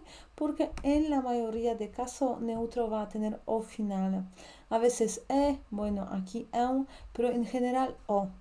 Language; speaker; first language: Spanish; non-native, fluent; Polish